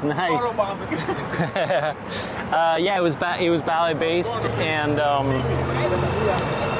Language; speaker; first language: English; non-native, fluent; Swiss German